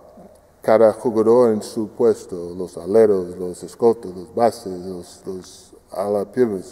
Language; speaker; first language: Spanish; non-native, fluent; English